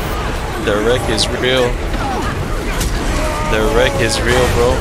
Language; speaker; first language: English; non-native, fluent; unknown